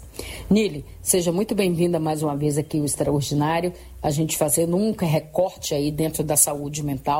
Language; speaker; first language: Portuguese; native; Portuguese